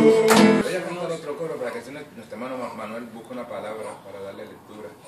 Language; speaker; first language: Spanish; native; Spanish